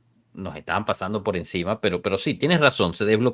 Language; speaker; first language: Spanish; native; Spanish